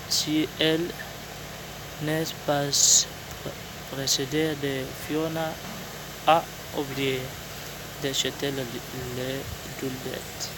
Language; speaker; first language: French; non-native, learner; Spanish